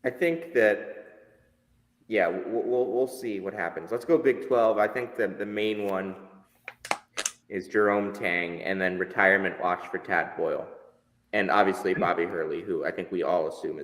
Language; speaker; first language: English; native; English